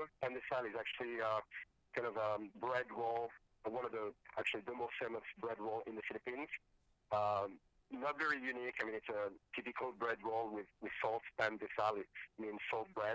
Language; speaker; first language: English; non-native, fluent; French